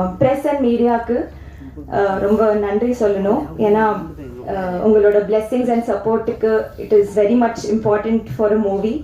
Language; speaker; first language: Tamil; non-native, learner; Telugu